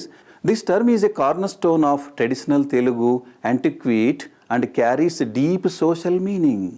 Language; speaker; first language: English; non-native, local second language; Telugu